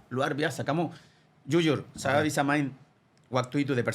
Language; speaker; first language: Indonesian; non-native, fluent; Spanish